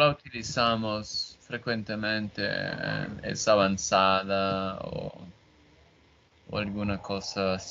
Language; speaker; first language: Spanish; non-native, learner; Portuguese